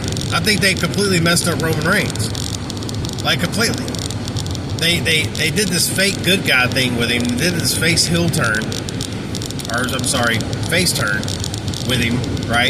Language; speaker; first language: English; native; English